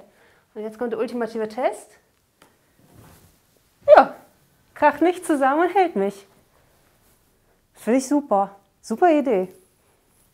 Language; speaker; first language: German; native; German